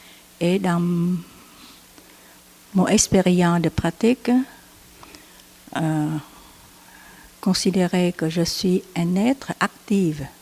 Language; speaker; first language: French; non-native, learner; Vietnamese